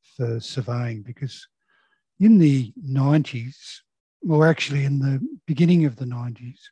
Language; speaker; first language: English; native; English